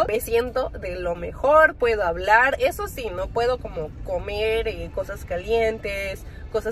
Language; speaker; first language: Spanish; native; Spanish